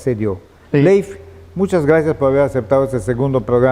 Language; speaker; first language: Spanish; native; Spanish